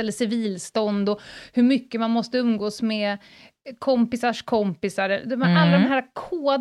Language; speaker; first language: Swedish; native; Swedish